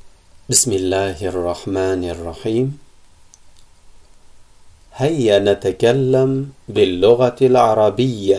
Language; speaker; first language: Arabic; non-native, fluent; Uzbek